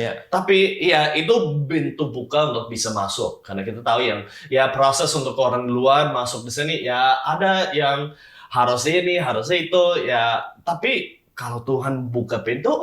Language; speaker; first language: Indonesian; non-native, fluent; English